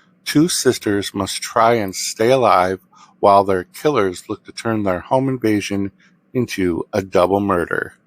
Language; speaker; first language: English; native; English